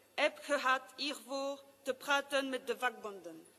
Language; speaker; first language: Dutch; non-native, local second language; French